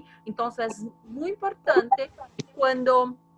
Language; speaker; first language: Spanish; non-native, fluent; Portuguese